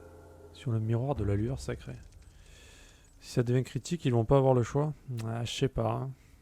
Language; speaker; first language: French; native; French